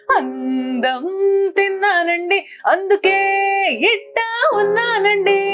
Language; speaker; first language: Telugu; native; Telugu